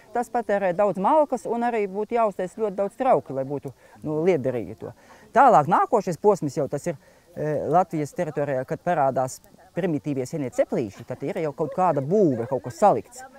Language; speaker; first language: Latvian; native; Latvian